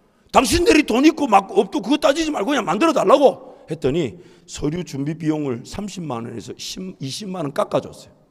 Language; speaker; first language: Korean; native; Korean